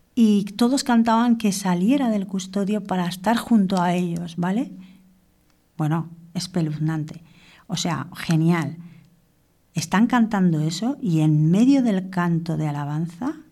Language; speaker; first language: Spanish; non-native, fluent; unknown